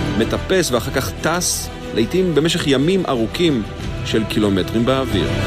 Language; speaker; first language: Hebrew; native; Hebrew